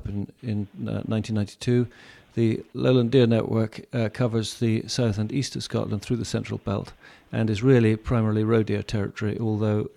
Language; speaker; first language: English; native; English